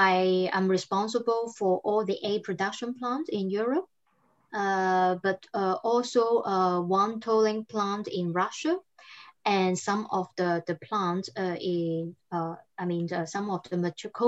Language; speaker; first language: English; non-native, fluent; Cantonese